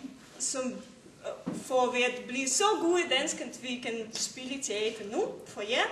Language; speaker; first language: Danish; non-native, learner; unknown